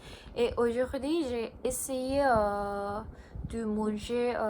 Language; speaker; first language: French; non-native, learner; Japanese